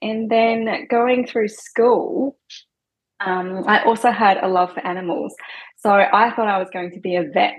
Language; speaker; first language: English; non-native, local second language; Cantonese